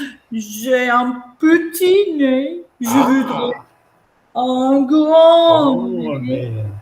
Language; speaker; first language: French; non-native, fluent; English